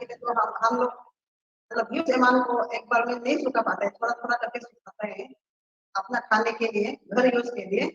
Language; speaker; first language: Hindi; non-native, local second language; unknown